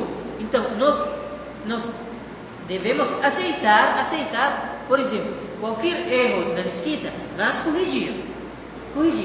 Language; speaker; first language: Portuguese; non-native, fluent; Arabic